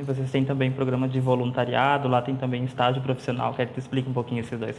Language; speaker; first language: Portuguese; native; Portuguese